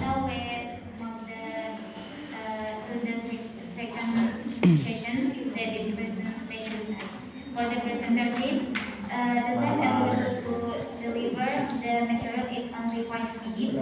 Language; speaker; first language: English; non-native, learner; Indonesian